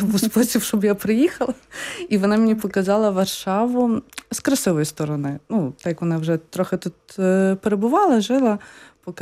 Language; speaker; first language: Ukrainian; native; Ukrainian